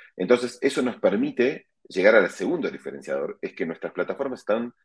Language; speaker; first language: Spanish; native; Spanish